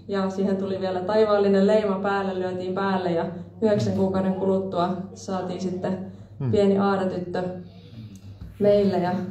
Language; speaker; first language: Finnish; native; Finnish